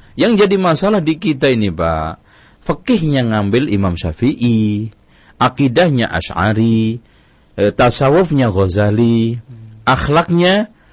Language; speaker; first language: Indonesian; non-native, local second language; Javanese